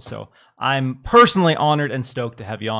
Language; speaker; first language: English; native; English